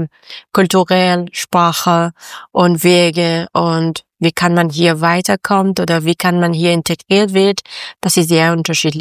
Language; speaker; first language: German; non-native, learner; Persian